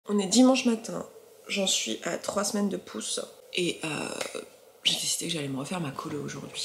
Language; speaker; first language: French; native; French